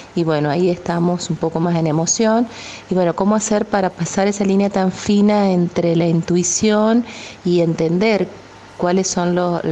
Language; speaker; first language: Spanish; native; Spanish